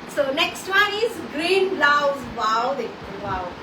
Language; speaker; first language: Hindi; non-native, local second language; Bangla